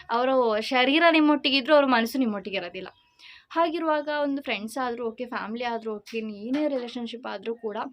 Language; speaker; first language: Kannada; non-native, local second language; Malayalam